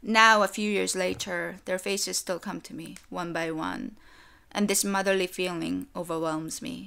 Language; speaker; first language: English; non-native, fluent; Korean